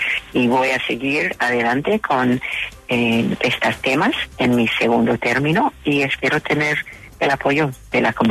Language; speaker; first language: Spanish; non-native, fluent; English